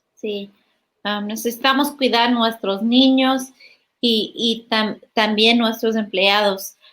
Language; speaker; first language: Spanish; early bilingual, heritage; Spanish